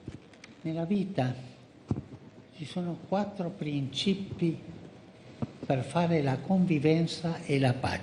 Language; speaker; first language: Italian; non-native, fluent; Spanish